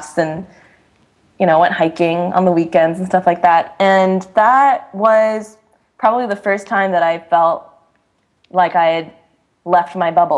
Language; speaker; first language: English; native; English